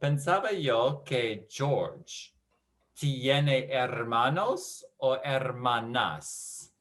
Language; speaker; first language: Spanish; non-native, learner; English